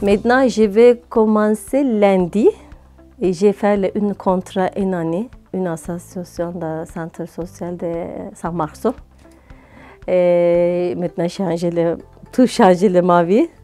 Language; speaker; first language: French; non-native, learner; Turkish